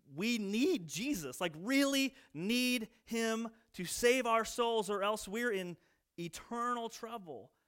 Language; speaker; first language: English; native; English